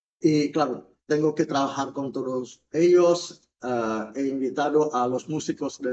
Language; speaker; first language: Spanish; non-native, fluent; Indonesian